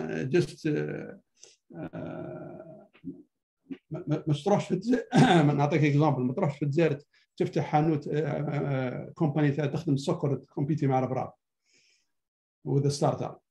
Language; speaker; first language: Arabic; native; Arabic